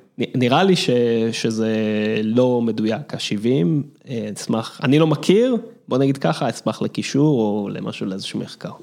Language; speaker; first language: Hebrew; early bilingual, other home language; English